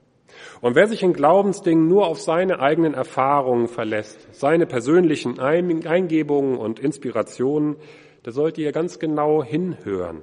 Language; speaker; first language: German; native; German